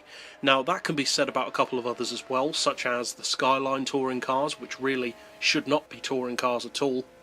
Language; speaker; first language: English; native; English